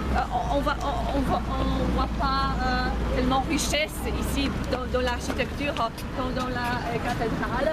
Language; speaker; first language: French; non-native, learner; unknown